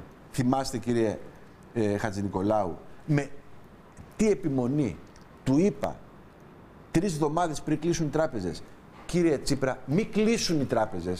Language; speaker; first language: Greek; native; Greek